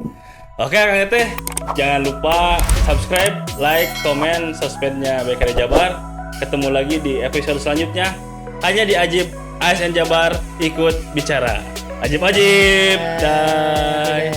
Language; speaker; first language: Indonesian; native; Indonesian